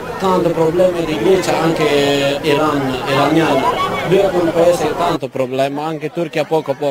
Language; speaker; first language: Italian; non-native, learner; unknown